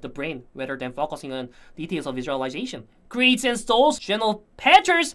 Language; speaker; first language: English; non-native, fluent; Korean